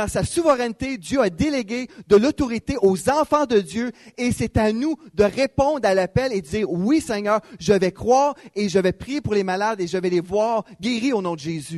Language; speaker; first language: French; native; French